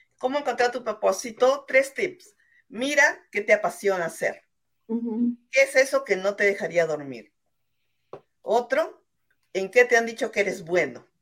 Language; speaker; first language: Spanish; native; Spanish